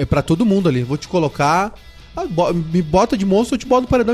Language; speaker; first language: Portuguese; native; Portuguese